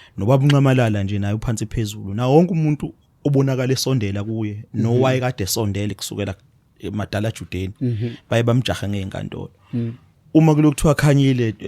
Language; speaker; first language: Zulu; native; Zulu